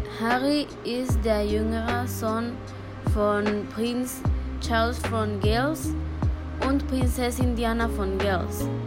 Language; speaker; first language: German; non-native, learner; Spanish